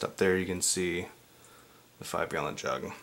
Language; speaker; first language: English; native; English